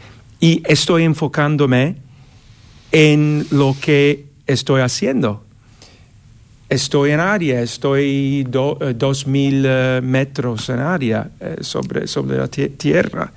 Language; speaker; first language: Spanish; non-native, fluent; English